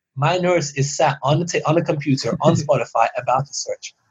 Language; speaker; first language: English; early bilingual, other home language; Persian